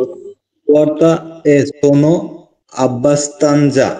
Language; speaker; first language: Italian; non-native, learner; Bangla